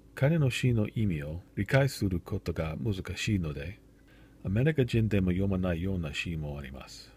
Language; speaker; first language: Japanese; non-native, learner; English